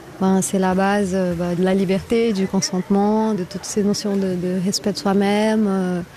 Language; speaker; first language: French; non-native, fluent; Portuguese